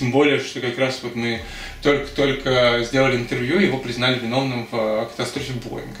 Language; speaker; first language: Russian; native; Russian